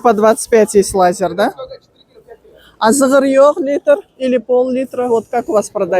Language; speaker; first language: Russian; native; Russian